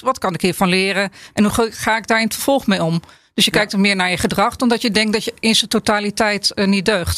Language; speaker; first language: Dutch; native; Dutch